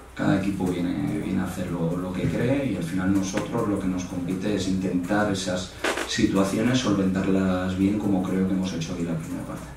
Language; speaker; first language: Spanish; non-native, local second language; Catalan